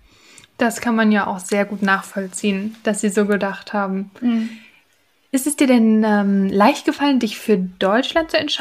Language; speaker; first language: German; native; German